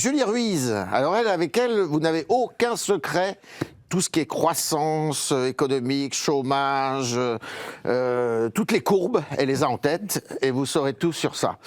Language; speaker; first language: French; native; French